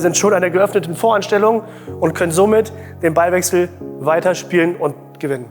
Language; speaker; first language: German; native; German